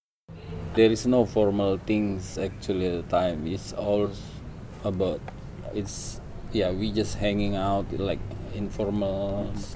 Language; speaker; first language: English; non-native, learner; Indonesian